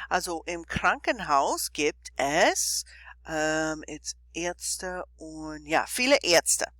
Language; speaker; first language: German; non-native, fluent; English